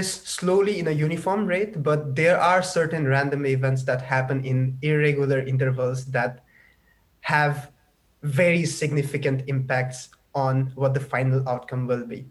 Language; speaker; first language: English; non-native, local second language; Nepali